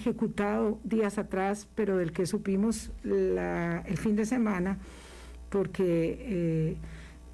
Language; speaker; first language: Spanish; native; Spanish